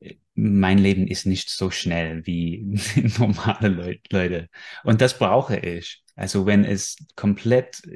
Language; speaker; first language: German; non-native, fluent; English